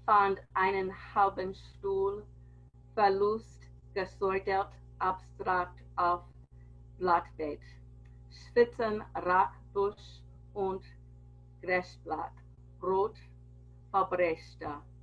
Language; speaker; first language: German; non-native, learner; English